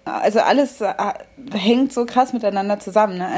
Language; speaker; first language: German; native; German